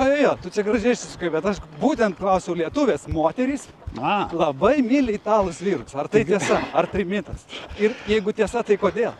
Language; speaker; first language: Lithuanian; native; Lithuanian